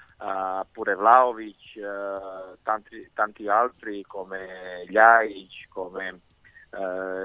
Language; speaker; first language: Italian; non-native, fluent; Serbian